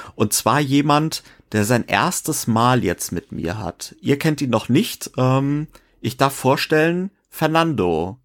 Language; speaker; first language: German; native; German